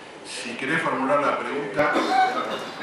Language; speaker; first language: Spanish; native; Spanish